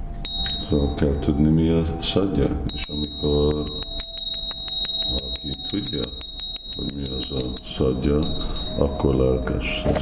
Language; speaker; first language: Hungarian; non-native, fluent; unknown